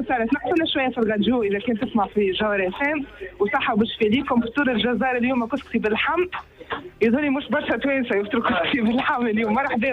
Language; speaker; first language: Arabic; native; Arabic